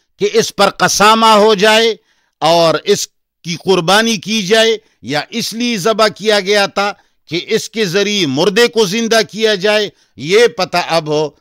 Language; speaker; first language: Urdu; non-native, local second language; Pashto